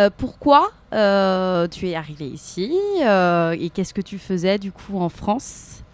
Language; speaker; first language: French; native; French